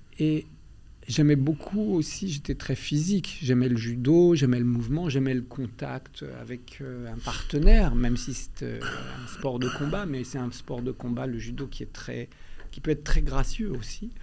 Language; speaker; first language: French; early bilingual, other home language; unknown